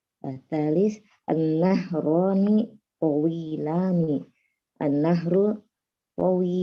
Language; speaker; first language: Arabic; non-native, learner; Indonesian